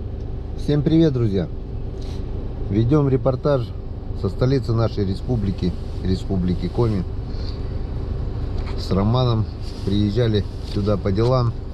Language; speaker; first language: Russian; native; Russian